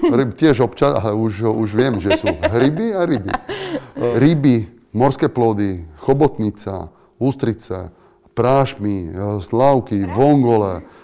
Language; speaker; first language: Slovak; non-native, fluent; Italian